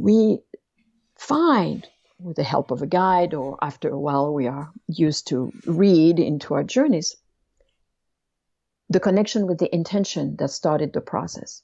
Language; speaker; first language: English; non-native, fluent; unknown